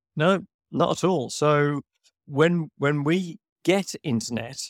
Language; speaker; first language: English; native; English